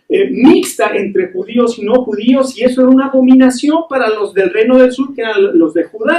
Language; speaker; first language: Spanish; native; Spanish